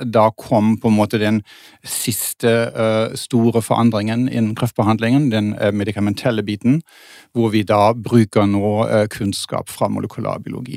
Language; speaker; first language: Norwegian; non-native, fluent; German